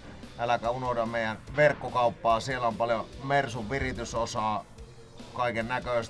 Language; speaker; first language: Finnish; native; Finnish